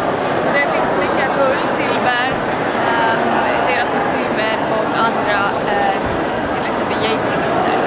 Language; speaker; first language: Swedish; non-native, fluent; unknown